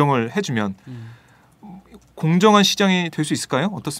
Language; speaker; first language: Korean; native; Korean